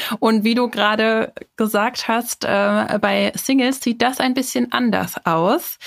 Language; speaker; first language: German; native; German